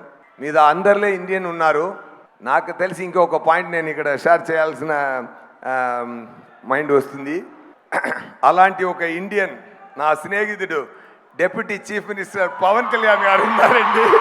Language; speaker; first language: Telugu; non-native, learner; Tamil